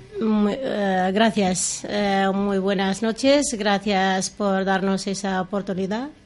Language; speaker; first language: Spanish; non-native, local second language; Arabic